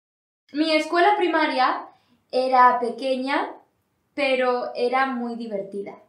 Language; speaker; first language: Spanish; non-native, learner; English